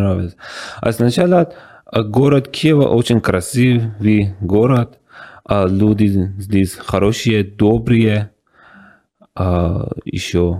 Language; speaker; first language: Russian; non-native, learner; Persian